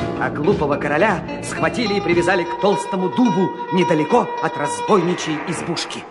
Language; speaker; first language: Russian; native; Russian